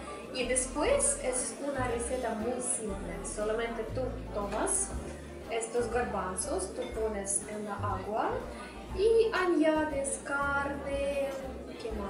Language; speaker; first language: Spanish; non-native, fluent; Russian